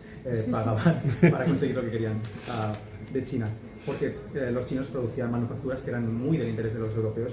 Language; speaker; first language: Spanish; native; Spanish